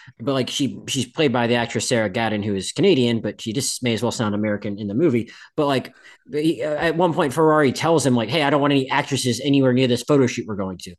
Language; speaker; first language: English; native; English